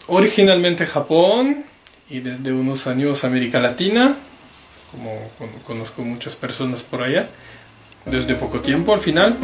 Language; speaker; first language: Spanish; non-native, fluent; French